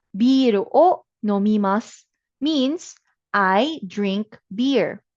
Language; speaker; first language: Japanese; non-native, fluent; Filipino